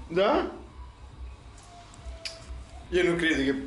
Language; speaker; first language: Romanian; non-native, learner; Italian